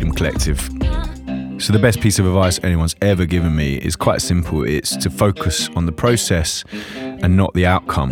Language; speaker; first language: English; native; English